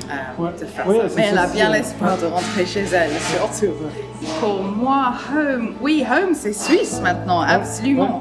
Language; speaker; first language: French; non-native, fluent; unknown